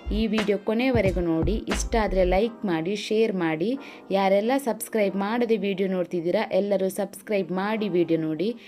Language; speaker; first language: Kannada; non-native, local second language; Tulu